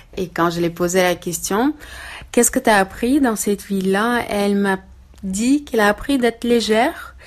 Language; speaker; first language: French; non-native, fluent; Russian